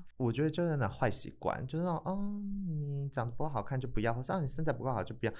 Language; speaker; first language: Chinese; native; Chinese